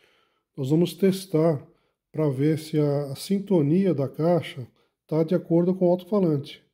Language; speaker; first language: Portuguese; native; Portuguese